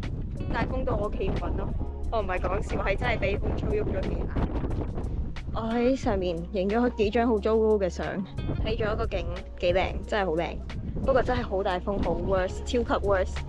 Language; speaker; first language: Cantonese; native; Cantonese